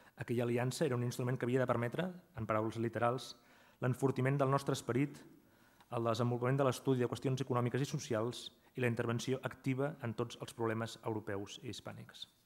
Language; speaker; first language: Catalan; native; Catalan